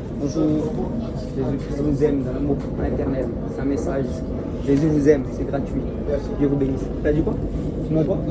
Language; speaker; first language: French; early bilingual, other home language; Portuguese